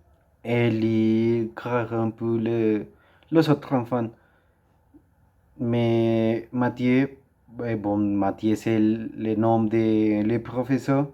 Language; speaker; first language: French; non-native, learner; Spanish